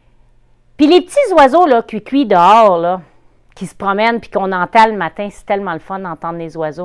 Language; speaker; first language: French; native; French